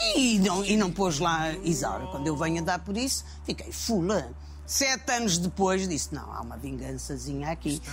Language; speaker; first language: Portuguese; native; Portuguese